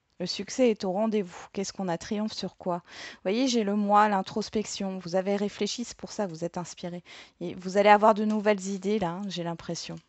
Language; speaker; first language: French; native; French